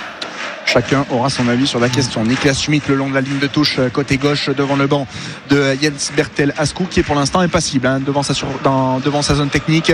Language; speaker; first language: French; native; French